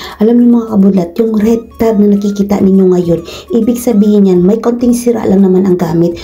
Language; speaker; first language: Filipino; non-native, local second language; Cebuano